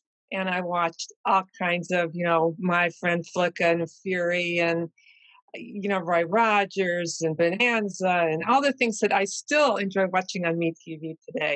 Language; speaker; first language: English; native; English